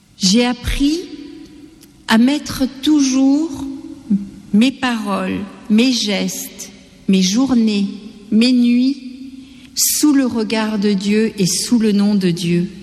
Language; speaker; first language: French; non-native, local second language; Gujarati